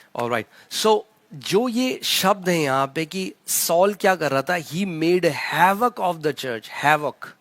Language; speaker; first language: Hindi; native; Hindi